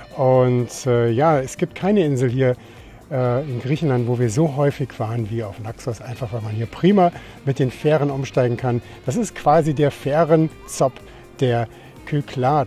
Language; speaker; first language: German; native; German